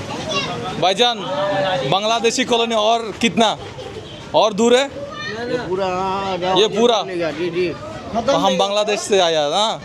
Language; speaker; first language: Hindi; non-native, learner; Bangla